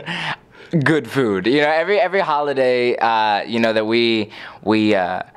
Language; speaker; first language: English; native; English